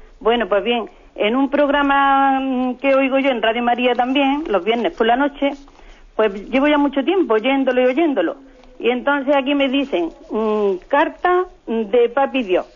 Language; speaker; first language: Spanish; native; Spanish